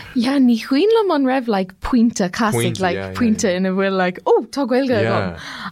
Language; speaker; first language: Irish; non-native, local second language; English